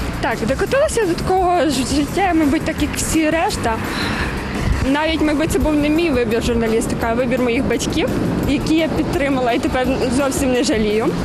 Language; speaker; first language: Ukrainian; native; Ukrainian